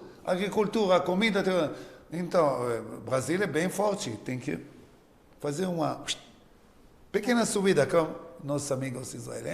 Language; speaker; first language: Portuguese; non-native, learner; Hebrew